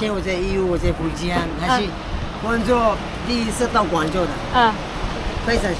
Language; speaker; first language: Chinese; non-native, learner; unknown